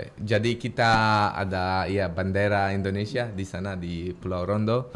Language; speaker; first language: Indonesian; non-native, learner; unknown